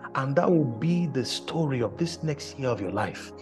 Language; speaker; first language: English; non-native, local second language; Yoruba